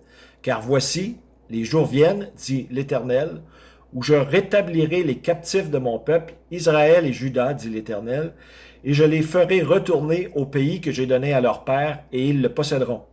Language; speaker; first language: French; native; French